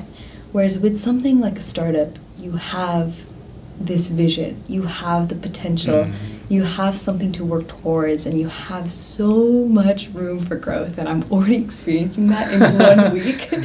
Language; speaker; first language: English; early bilingual, other home language; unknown